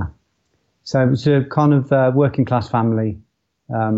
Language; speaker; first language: English; native; English